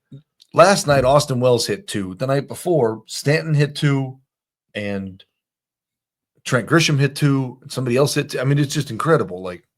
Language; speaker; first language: English; native; English